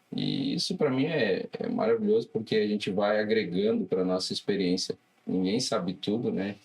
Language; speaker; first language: Portuguese; native; Portuguese